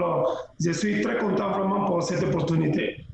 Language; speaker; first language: French; non-native, fluent; Spanish